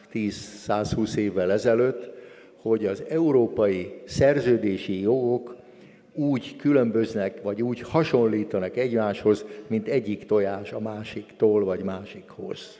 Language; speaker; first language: Hungarian; native; Hungarian